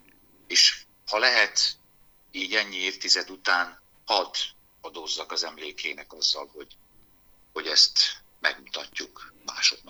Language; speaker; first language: Hungarian; native; Hungarian